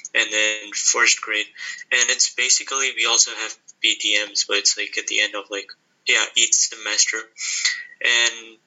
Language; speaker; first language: English; non-native, local second language; Hindi